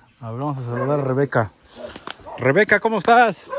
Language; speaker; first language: Spanish; native; Spanish